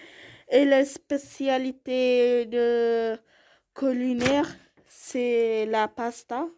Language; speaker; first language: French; non-native, learner; Arabic